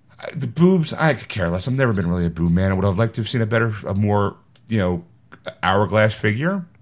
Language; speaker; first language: English; native; English